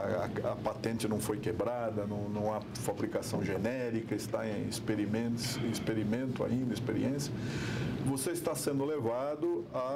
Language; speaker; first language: Portuguese; native; Portuguese